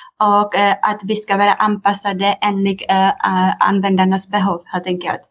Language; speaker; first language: Swedish; non-native, fluent; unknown